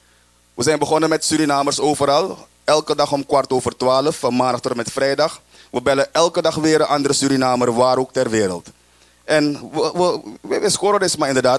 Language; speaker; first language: Dutch; native; Dutch